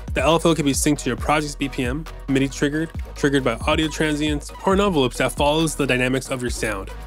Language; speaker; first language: English; native; English